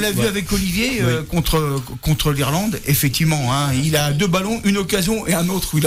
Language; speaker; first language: French; native; French